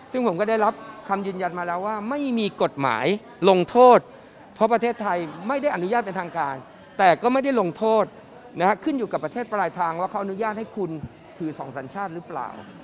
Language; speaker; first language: Thai; native; Thai